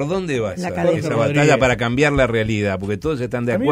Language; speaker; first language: Spanish; native; Spanish